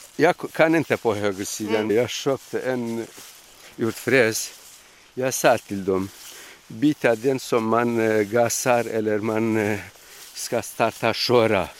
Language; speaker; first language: Swedish; non-native, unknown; Kurdish